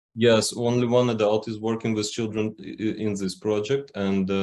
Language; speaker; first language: English; non-native, fluent; Ukrainian